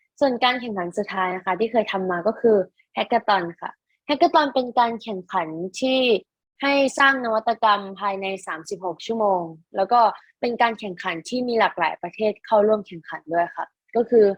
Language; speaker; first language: Thai; native; Thai